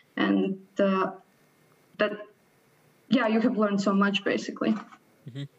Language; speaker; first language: English; non-native, fluent; Latvian